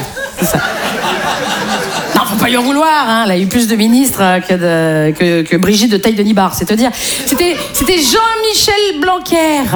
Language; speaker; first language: French; native; French